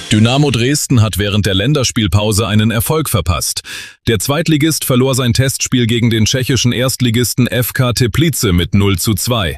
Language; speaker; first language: German; native; German